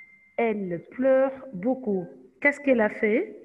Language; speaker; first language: French; non-native, fluent; Arabic